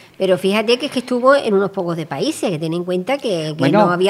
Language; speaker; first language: Spanish; native; Spanish